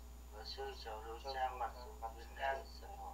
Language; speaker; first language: Korean; non-native, learner; Vietnamese